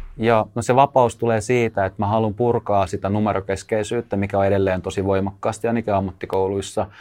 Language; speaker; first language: Finnish; early bilingual, other home language; Russian